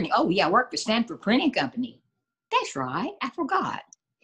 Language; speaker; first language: English; native; English